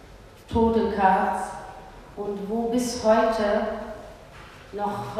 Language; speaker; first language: German; early bilingual, other home language; Kurdish